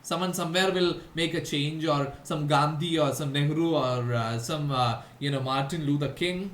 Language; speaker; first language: English; non-native, local second language; Malayalam